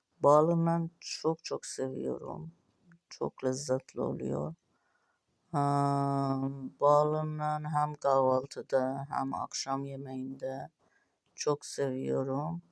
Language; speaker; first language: Turkish; non-native, learner; Azerbaijani